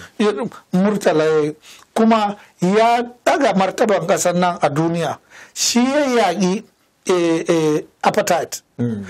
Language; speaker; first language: Hausa; non-native, local second language; Fula